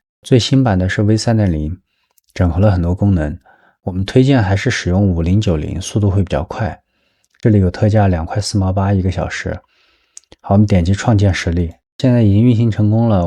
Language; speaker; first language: Chinese; native; Chinese